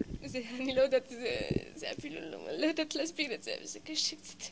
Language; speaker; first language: Hebrew; non-native, fluent; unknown